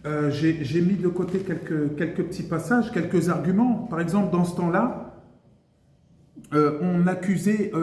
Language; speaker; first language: French; native; French